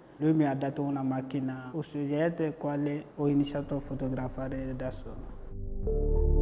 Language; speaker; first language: Italian; non-native, fluent; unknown